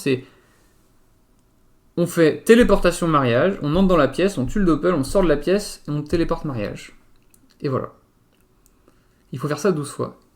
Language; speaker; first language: French; native; French